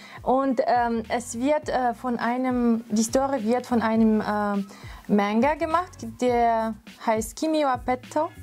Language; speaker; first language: German; non-native, fluent; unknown